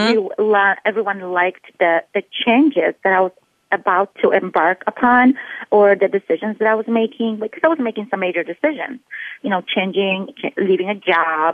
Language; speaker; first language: English; non-native, fluent; Polish